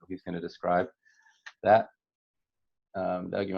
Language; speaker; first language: English; native; English